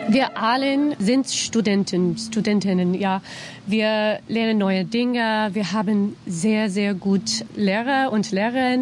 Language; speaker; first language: German; non-native, learner; English